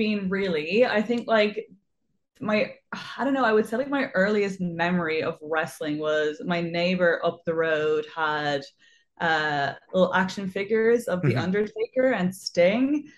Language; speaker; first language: English; native; English